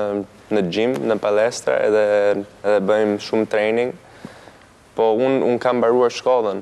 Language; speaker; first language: Albanian; early bilingual, heritage; Albanian